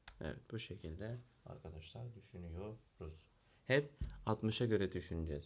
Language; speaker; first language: Turkish; native; Turkish